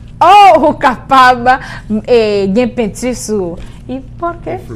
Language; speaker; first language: Spanish; non-native, learner; Haitian Creole